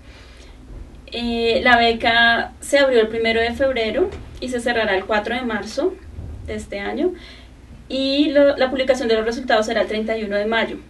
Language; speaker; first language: Spanish; native; Spanish